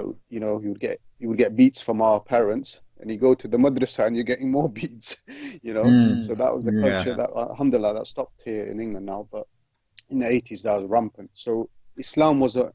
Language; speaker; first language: English; native; English